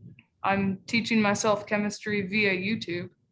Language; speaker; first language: English; native; English